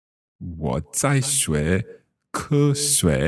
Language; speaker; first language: Chinese; non-native, learner; English